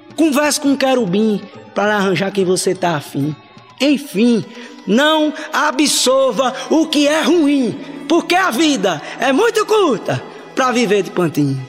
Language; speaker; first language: Portuguese; native; Portuguese